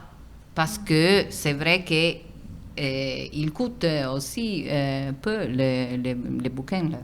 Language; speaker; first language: French; non-native, fluent; Italian